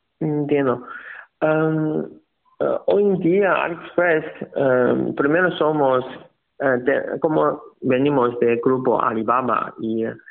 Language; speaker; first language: Spanish; non-native, learner; Chinese